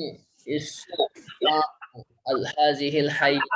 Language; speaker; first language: Arabic; non-native, fluent; Urdu